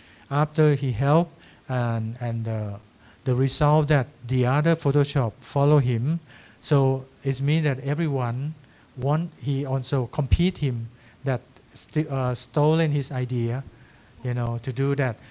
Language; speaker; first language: English; non-native, fluent; Thai